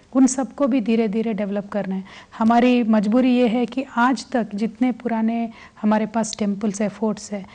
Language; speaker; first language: Hindi; non-native, local second language; Telugu